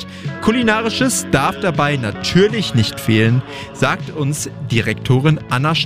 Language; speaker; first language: German; native; German